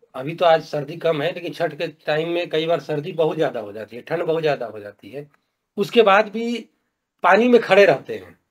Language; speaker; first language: Hindi; native; Hindi